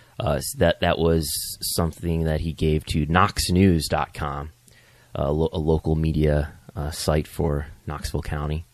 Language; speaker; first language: English; native; English